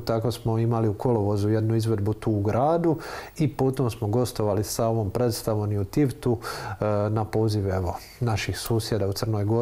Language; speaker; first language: Croatian; native; Croatian